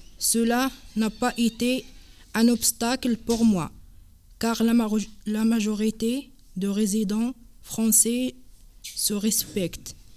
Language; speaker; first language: French; non-native, local second language; Arabic